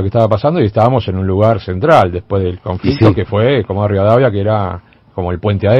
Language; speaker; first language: Spanish; native; Spanish